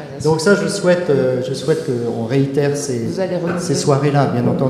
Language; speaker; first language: French; native; French